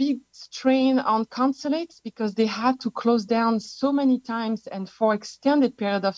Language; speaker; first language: English; non-native, fluent; French